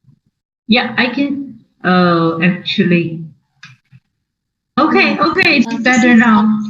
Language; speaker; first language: English; non-native, learner; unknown